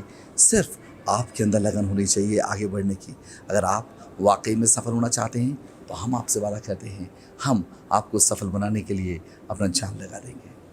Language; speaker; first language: Hindi; native; Hindi